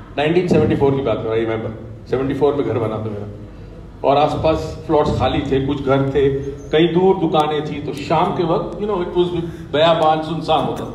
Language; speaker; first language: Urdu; native; Urdu